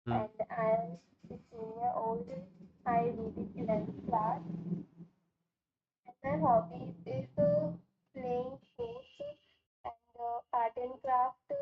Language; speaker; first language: English; non-native, learner; Hindi